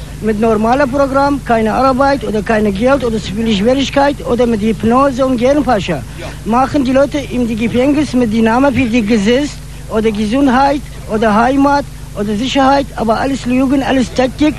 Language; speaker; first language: German; non-native, learner; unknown